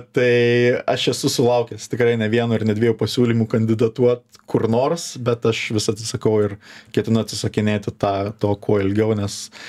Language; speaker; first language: Lithuanian; native; Lithuanian